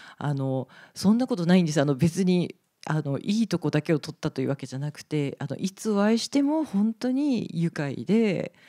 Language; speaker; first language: Japanese; native; Japanese